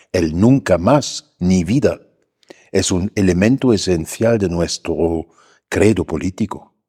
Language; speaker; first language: Spanish; non-native, fluent; German